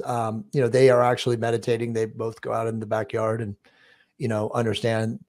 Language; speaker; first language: English; native; English